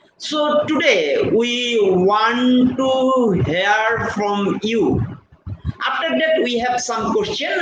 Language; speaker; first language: English; non-native, fluent; Bangla